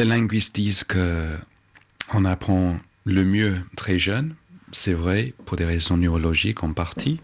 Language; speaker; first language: French; non-native, fluent; English